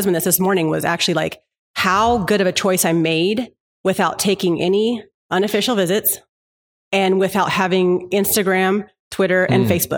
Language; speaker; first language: English; native; English